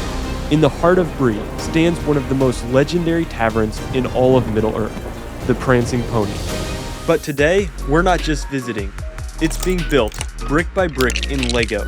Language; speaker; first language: English; native; English